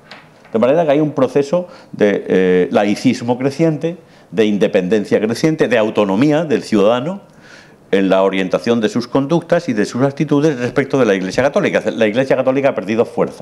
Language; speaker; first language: Spanish; native; Spanish